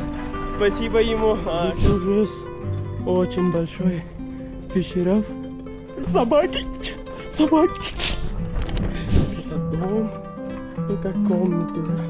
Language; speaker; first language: Russian; non-native, learner; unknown